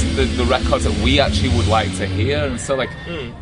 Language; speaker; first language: English; native; English